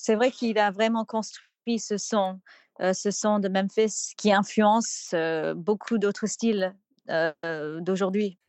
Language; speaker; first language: French; non-native, fluent; English